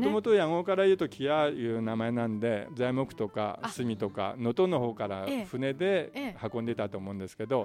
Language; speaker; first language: Japanese; native; Japanese